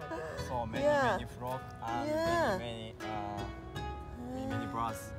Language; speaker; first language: English; non-native, learner; Japanese